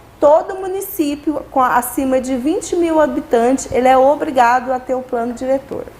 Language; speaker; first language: Portuguese; native; Portuguese